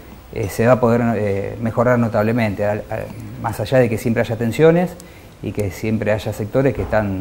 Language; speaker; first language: Spanish; native; Spanish